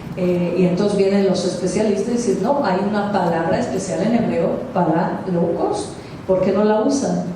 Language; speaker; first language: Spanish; non-native, fluent; Hebrew